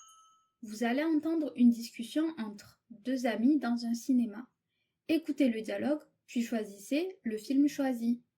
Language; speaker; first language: French; native; French